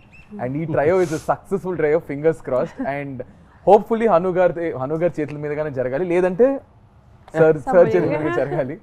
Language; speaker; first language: Telugu; native; Telugu